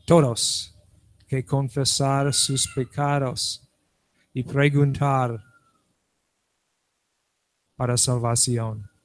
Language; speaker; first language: Spanish; non-native, learner; English